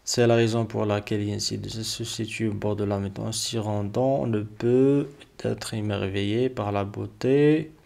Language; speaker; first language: French; non-native, local second language; Arabic